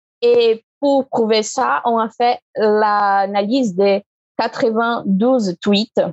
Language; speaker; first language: French; non-native, fluent; Portuguese